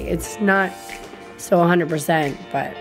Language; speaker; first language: English; native; English